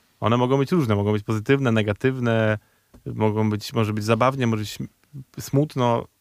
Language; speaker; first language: Polish; native; Polish